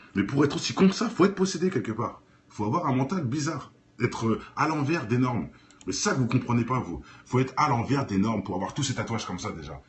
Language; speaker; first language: French; native; French